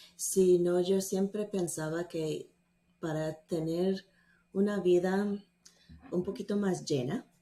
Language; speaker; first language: Spanish; non-native, fluent; English